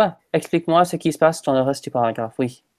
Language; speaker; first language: French; non-native, fluent; English